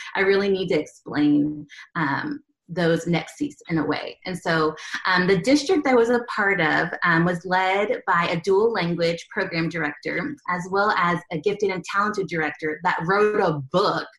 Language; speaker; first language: English; early bilingual, other home language; Spanish